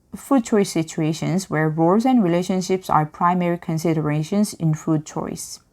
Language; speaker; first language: English; non-native, fluent; Korean